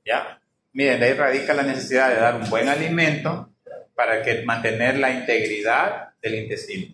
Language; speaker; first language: Spanish; native; Spanish